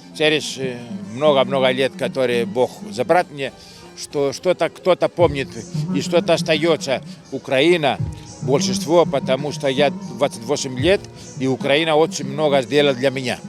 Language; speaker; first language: Russian; non-native, learner; Greek